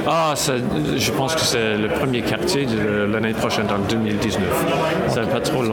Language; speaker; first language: French; non-native, local second language; English